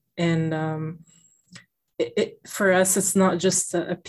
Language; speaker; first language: English; native; English